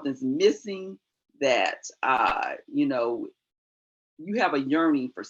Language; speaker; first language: English; native; English